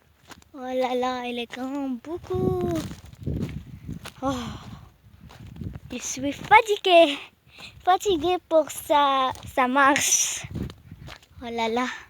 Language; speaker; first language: French; non-native, learner; Arabic